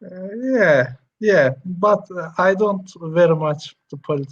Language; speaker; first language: English; non-native, learner; Turkish